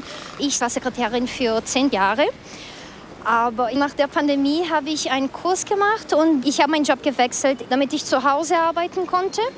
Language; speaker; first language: German; early bilingual, heritage; Portuguese